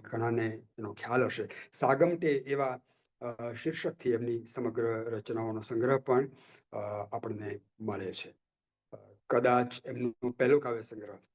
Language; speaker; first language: Gujarati; native; Gujarati